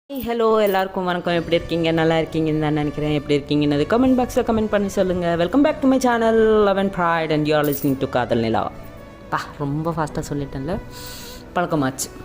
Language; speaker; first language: Tamil; non-native, local second language; Telugu